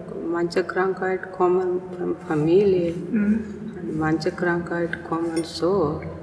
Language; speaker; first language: German; non-native, learner; Telugu